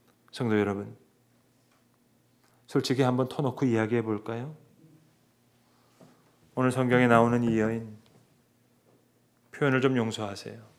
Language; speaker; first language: Korean; native; Korean